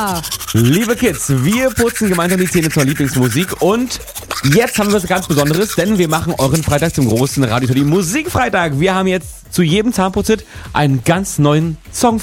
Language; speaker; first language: German; native; German